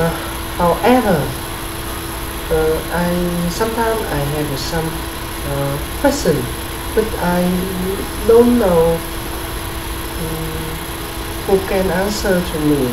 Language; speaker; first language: English; non-native, learner; Vietnamese